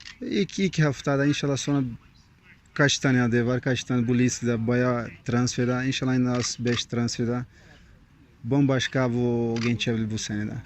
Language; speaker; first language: Turkish; non-native, learner; Portuguese